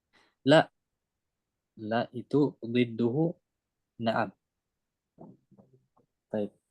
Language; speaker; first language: Arabic; non-native, fluent; Indonesian